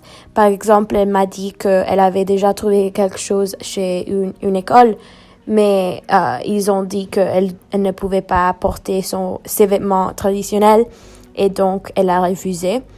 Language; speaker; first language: French; non-native, fluent; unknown